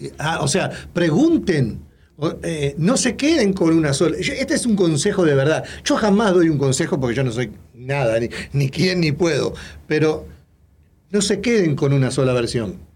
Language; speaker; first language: Spanish; native; Spanish